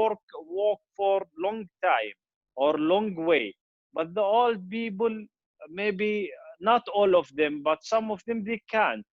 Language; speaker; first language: English; non-native, fluent; Arabic